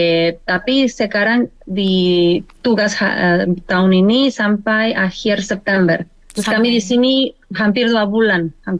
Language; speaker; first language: Indonesian; non-native, learner; Spanish